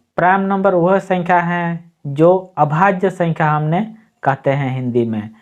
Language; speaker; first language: Hindi; native; Hindi